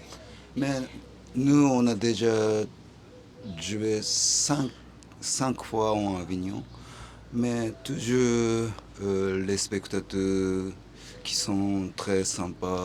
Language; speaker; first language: French; non-native, learner; Japanese